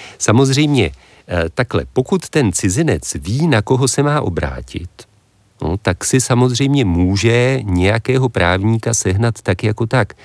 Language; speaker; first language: Czech; native; Czech